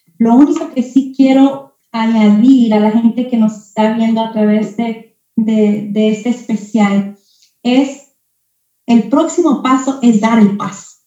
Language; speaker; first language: Spanish; early bilingual, heritage; Spanish